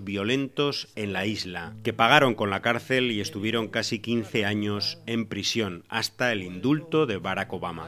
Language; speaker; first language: Spanish; native; Spanish